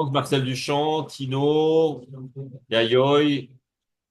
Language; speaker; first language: French; native; French